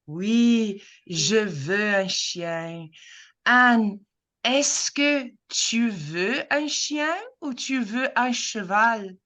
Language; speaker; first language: French; non-native, fluent; English